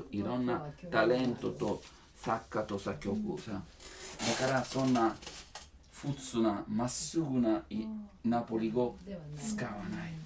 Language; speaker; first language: Japanese; non-native, learner; Italian